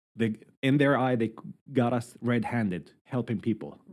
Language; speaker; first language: English; non-native, fluent; Arabic